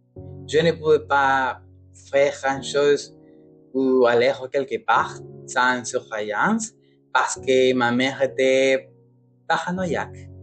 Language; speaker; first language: French; non-native, learner; Spanish